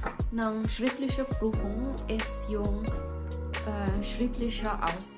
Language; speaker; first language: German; non-native, learner; Filipino